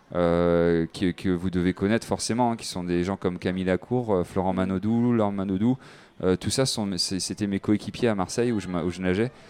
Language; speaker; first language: French; native; French